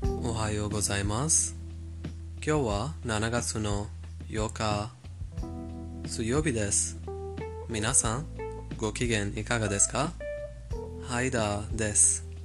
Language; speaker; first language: Japanese; non-native, fluent; Persian